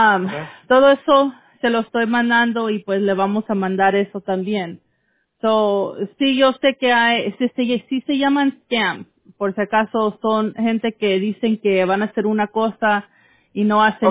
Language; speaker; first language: Spanish; early bilingual, heritage; English